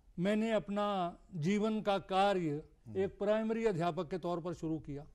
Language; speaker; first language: Hindi; non-native, local second language; Punjabi